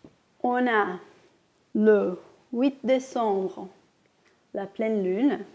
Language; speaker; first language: French; non-native, fluent; Portuguese